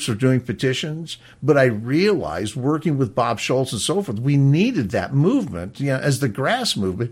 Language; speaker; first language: English; native; English